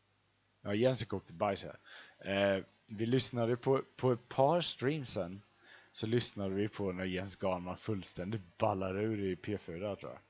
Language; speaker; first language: Swedish; native; Swedish